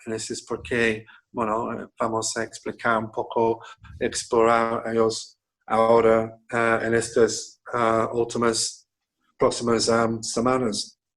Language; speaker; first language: Spanish; non-native, fluent; English